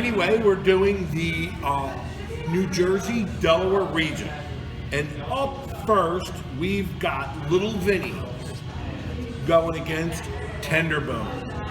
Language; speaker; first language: English; native; English